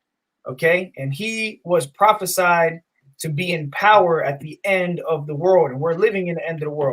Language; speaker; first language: English; native; English